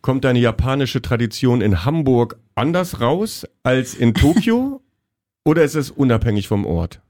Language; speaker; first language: German; native; German